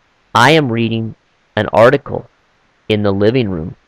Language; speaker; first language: English; non-native, fluent; Korean